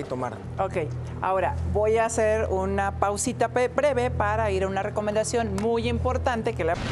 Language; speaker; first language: Spanish; native; Spanish